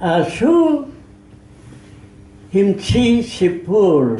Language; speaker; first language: Hebrew; non-native, fluent; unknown